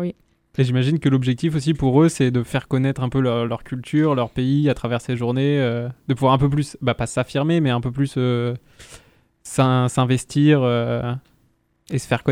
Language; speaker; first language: French; native; French